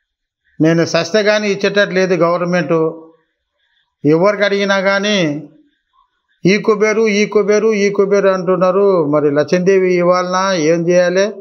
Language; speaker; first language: Telugu; native; Telugu